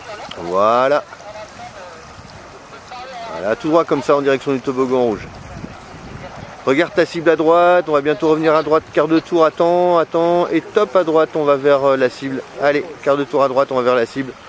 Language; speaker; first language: French; native; French